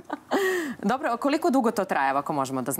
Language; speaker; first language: Serbian; native; Serbian